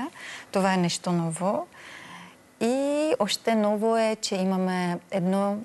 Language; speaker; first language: Bulgarian; non-native, learner; Czech